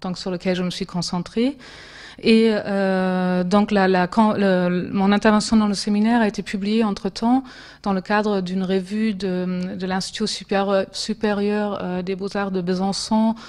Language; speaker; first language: French; non-native, fluent; German